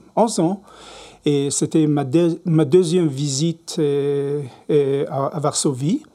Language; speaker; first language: French; non-native, learner; Hebrew